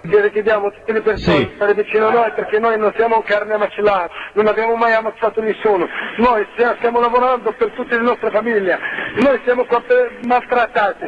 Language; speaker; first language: Italian; non-native, learner; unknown